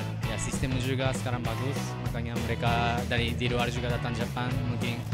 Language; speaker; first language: Indonesian; non-native, learner; Japanese